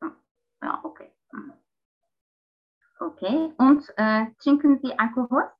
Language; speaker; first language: German; non-native, learner; Turkish